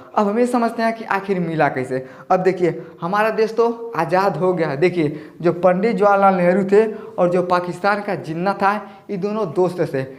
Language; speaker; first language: Hindi; native; Hindi